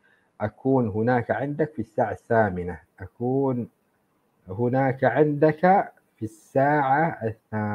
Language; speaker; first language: Arabic; non-native, fluent; Malay